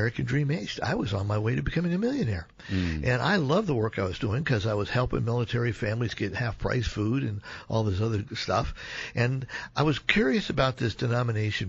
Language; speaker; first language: English; native; English